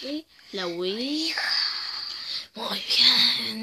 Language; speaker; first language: Spanish; native; Spanish